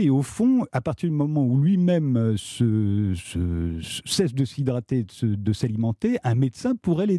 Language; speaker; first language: French; native; French